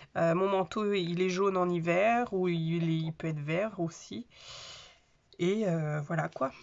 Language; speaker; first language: French; native; French